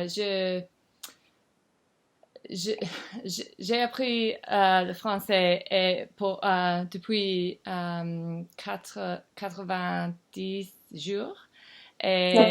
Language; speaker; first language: French; non-native, learner; English